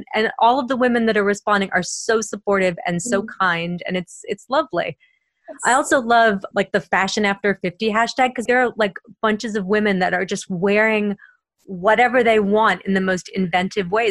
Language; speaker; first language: English; native; English